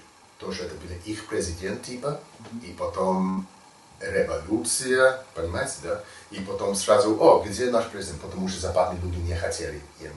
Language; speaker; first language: Russian; non-native, learner; English